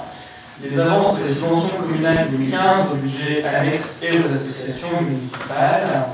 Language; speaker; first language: French; native; French